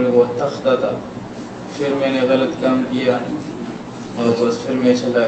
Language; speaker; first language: Hindi; non-native, local second language; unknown